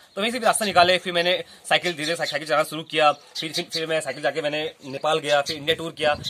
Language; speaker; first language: Hindi; native; Hindi